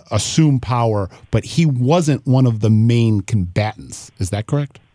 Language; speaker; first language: English; native; English